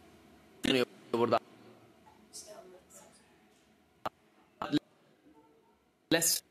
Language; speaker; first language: English; non-native, learner; Turkish